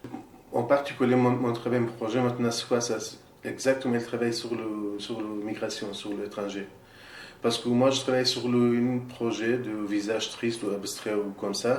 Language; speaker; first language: French; non-native, learner; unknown